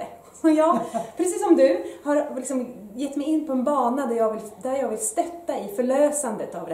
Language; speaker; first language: Swedish; early bilingual, other home language; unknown